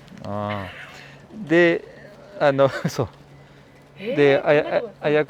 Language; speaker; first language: Japanese; non-native, fluent; French